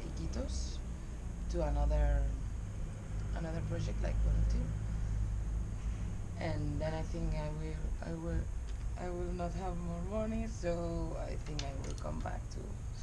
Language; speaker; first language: English; non-native, learner; Spanish